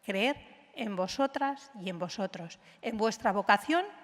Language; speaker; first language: Spanish; native; Spanish